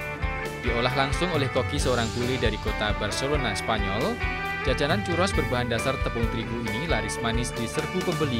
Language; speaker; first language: Indonesian; native; Indonesian